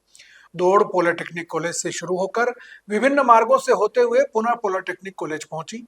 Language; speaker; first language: Hindi; native; Hindi